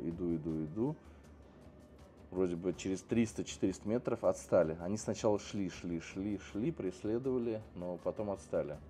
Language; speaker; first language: Russian; native; Russian